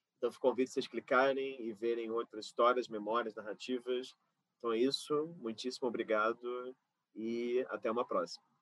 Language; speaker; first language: Portuguese; native; Portuguese